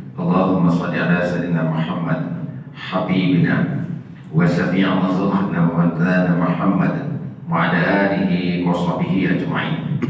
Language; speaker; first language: Malay; non-native, local second language; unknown